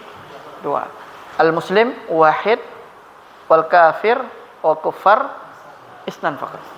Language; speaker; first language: Arabic; non-native, fluent; Indonesian